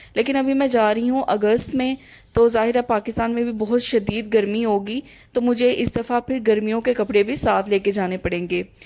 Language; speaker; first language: Urdu; native; Urdu